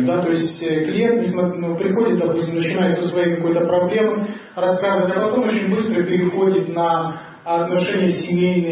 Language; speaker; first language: Russian; native; Russian